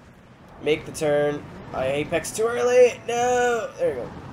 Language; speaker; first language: English; native; English